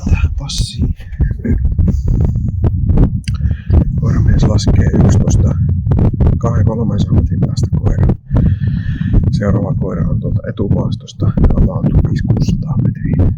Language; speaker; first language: Finnish; native; Finnish